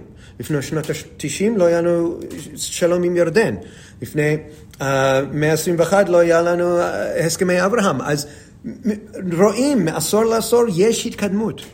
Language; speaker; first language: Hebrew; non-native, fluent; English